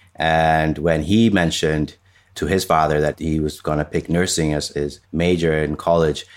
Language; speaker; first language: English; non-native, fluent; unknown